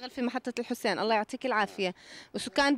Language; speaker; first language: Arabic; native; Arabic